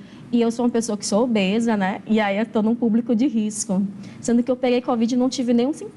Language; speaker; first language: Portuguese; native; Portuguese